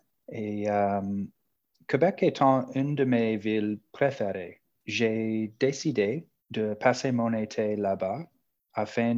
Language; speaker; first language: French; non-native, local second language; English